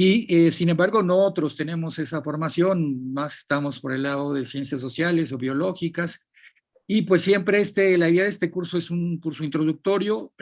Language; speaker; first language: Spanish; native; Spanish